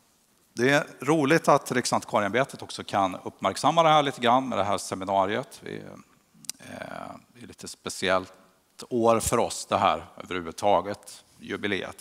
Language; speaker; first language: Swedish; native; Swedish